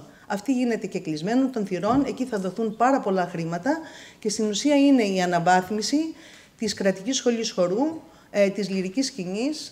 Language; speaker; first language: Greek; native; Greek